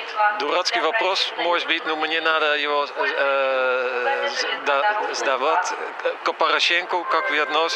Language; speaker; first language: Russian; non-native, fluent; Dutch